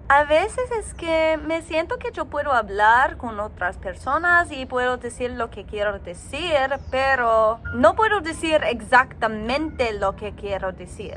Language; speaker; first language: Spanish; non-native, learner; English